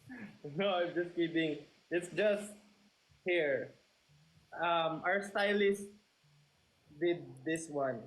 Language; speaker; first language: English; non-native, local second language; Filipino